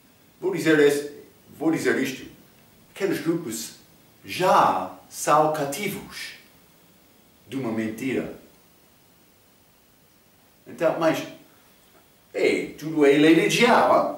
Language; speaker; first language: Portuguese; non-native, fluent; English